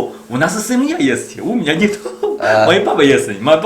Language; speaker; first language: Russian; non-native, learner; Chinese